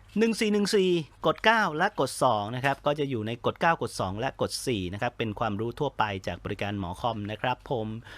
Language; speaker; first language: Thai; native; Thai